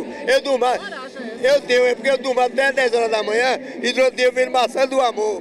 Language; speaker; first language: Portuguese; native; Portuguese